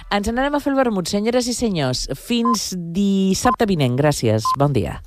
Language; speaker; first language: Catalan; native; Catalan